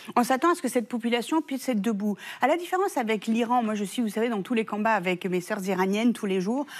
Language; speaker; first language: French; early bilingual, other home language; Persian